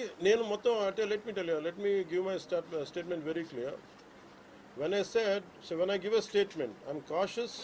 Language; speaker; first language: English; non-native, local second language; Telugu